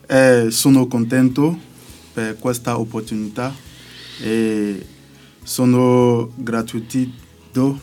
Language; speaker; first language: Italian; non-native, learner; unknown